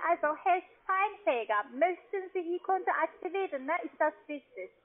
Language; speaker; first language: German; non-native, learner; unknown